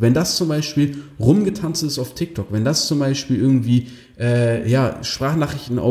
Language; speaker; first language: German; native; German